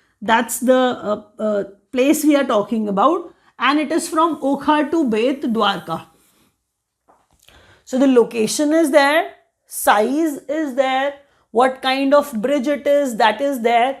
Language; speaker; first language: English; non-native, local second language; Hindi